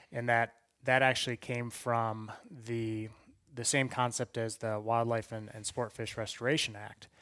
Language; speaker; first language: English; native; English